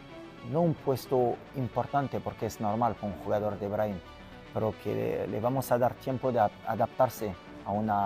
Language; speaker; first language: Spanish; non-native, fluent; French